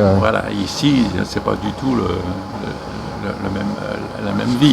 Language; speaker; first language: French; native; French